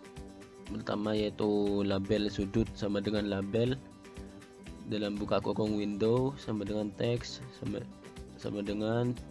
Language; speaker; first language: Indonesian; native; Indonesian